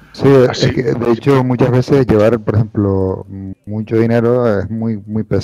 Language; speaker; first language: Spanish; native; Spanish